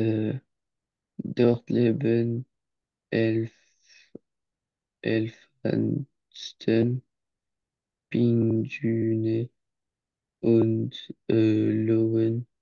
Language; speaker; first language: German; non-native, learner; French